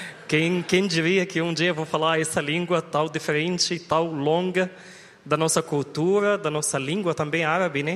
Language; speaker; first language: Portuguese; non-native, learner; Arabic